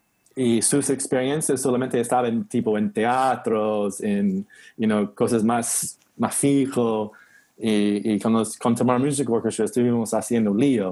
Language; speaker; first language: Spanish; non-native, learner; English